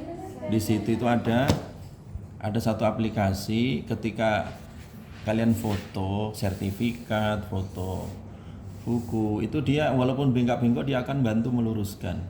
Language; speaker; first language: Indonesian; native; Indonesian